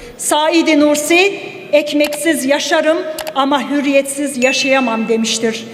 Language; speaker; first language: Turkish; native; Turkish